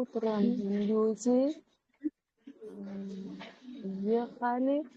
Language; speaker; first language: Russian; non-native, learner; Uzbek